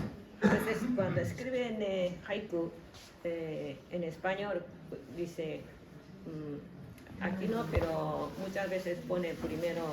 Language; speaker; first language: Spanish; non-native, fluent; Japanese